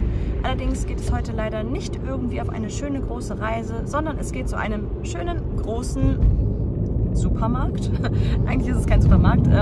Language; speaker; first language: German; native; German